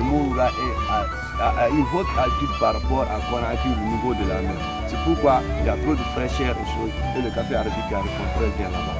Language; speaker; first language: French; non-native, local second language; Fula